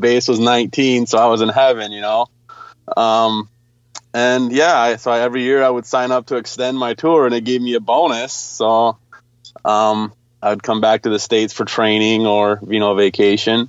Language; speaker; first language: English; early bilingual, other home language; Polish